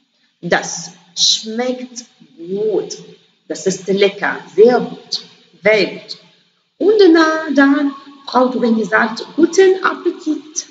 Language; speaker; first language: German; non-native, learner; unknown